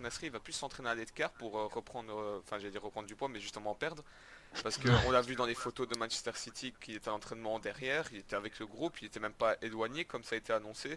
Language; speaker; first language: French; native; French